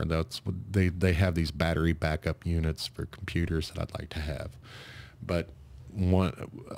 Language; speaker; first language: English; native; English